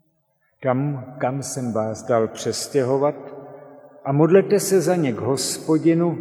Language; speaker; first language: Czech; native; Czech